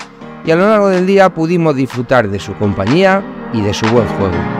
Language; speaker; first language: Spanish; native; Spanish